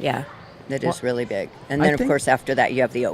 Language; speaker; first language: English; native; English